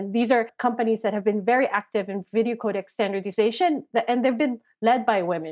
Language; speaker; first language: English; non-native, local second language; Filipino